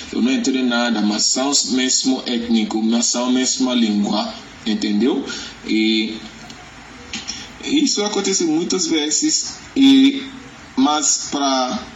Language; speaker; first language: Portuguese; non-native, learner; Yoruba